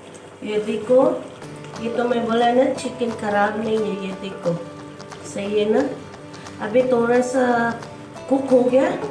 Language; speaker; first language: Hindi; non-native, learner; Filipino